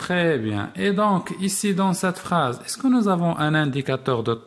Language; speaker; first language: French; non-native, local second language; Arabic